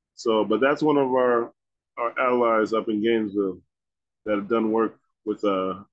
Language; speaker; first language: English; native; English